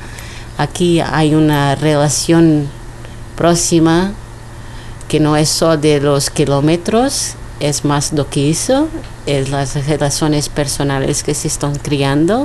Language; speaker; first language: Spanish; non-native, learner; Portuguese